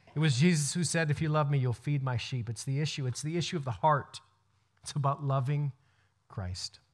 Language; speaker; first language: English; native; English